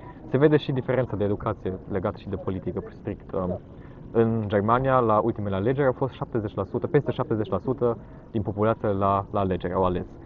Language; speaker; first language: Romanian; non-native, fluent; German